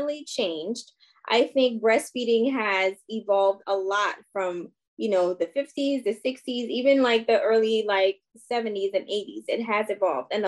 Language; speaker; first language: English; non-native, fluent; French